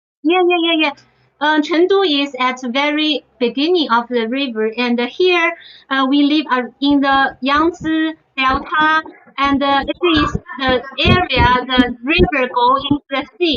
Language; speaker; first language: English; non-native, fluent; Chinese